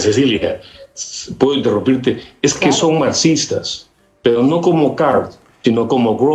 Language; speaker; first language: Spanish; native; Spanish